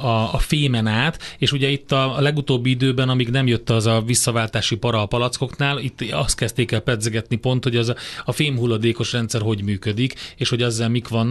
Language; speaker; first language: Hungarian; native; Hungarian